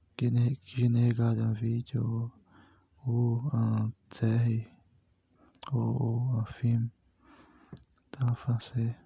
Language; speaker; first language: French; non-native, learner; Portuguese